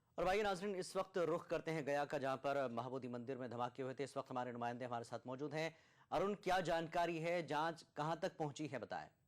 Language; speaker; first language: Urdu; native; Urdu